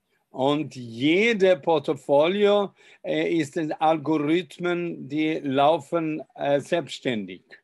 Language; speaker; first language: German; non-native, fluent; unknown